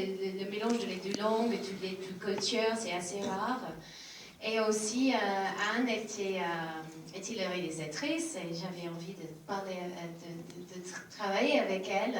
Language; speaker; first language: French; non-native, learner; English